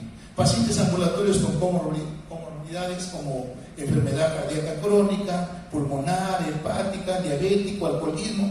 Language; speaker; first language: Spanish; native; Spanish